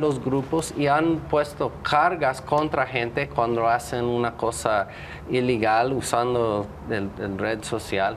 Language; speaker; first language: Spanish; non-native, fluent; English